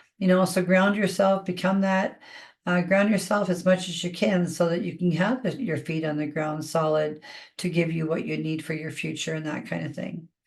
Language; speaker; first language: English; native; English